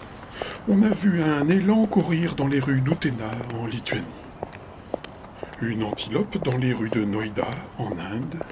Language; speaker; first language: French; native; French